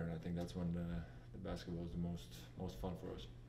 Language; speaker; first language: English; non-native, fluent; Latvian